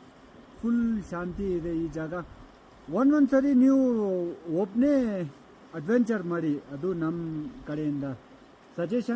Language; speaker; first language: Kannada; non-native, fluent; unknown